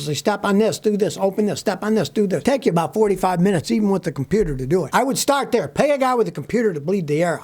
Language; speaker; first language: English; native; English